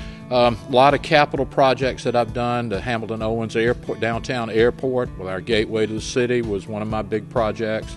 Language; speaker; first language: English; native; English